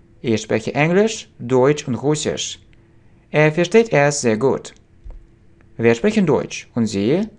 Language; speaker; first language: German; non-native, fluent; Russian